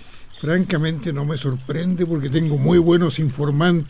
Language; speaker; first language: Spanish; native; Spanish